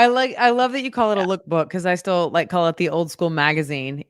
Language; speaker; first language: English; native; English